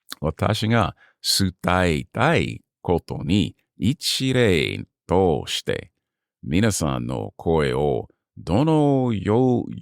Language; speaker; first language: Japanese; non-native, learner; English